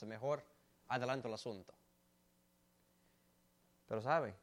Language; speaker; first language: Spanish; native; Spanish